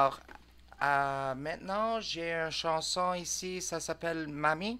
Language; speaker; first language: French; non-native, learner; English